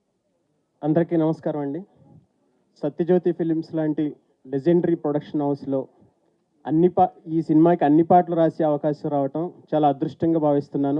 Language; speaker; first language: Telugu; native; Telugu